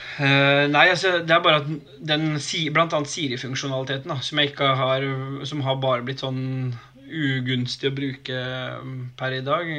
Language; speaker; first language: Norwegian; native; Norwegian